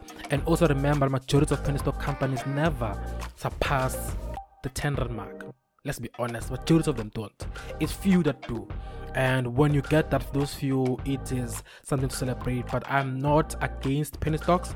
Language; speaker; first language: English; non-native, local second language; Swati